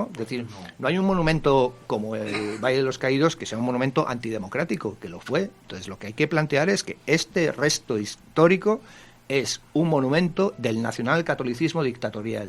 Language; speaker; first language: Spanish; native; Spanish